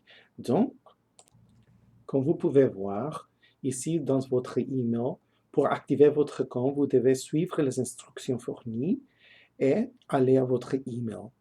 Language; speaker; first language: French; non-native, learner; English